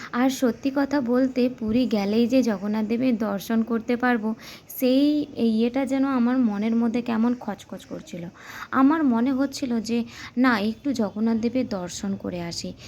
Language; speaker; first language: Bangla; non-native, local second language; Santali